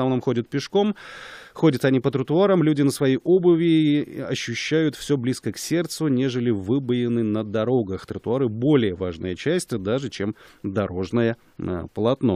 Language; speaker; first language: Russian; native; Russian